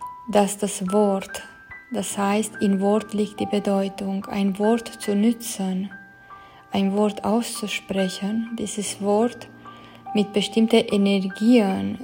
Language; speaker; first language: German; non-native, fluent; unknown